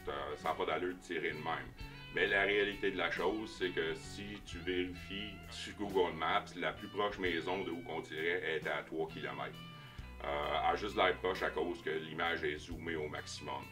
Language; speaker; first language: French; native; French